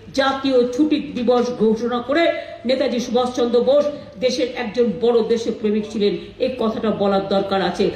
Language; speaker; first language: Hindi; non-native, local second language; Bangla